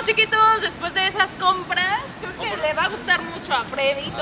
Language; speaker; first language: Spanish; native; Spanish